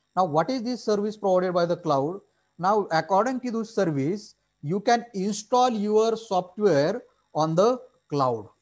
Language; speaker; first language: English; non-native, local second language; Marathi